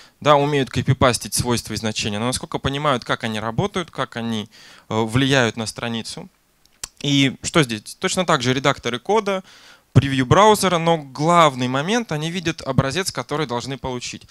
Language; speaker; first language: Russian; native; Russian